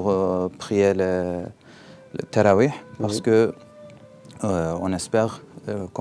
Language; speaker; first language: French; non-native, learner; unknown